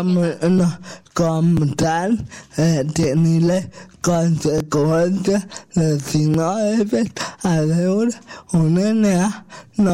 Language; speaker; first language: Catalan; non-native, local second language; Spanish